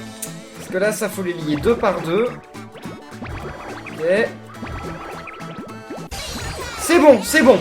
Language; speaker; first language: French; native; French